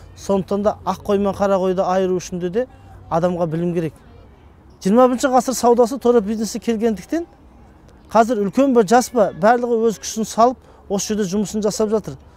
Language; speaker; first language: Kazakh; early bilingual, heritage; Kazakh